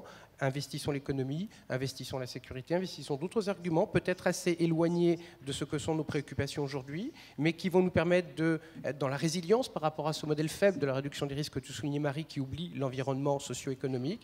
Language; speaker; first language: French; native; French